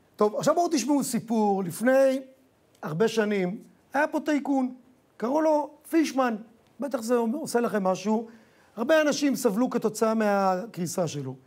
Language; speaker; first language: Hebrew; native; Hebrew